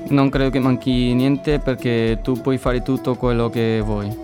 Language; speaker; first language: Italian; non-native, learner; Spanish